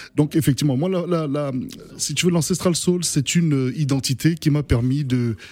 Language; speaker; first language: French; native; French